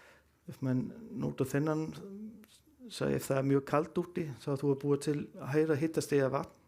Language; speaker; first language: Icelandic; non-native, learner; Danish